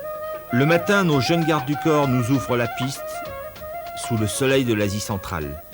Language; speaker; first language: French; native; French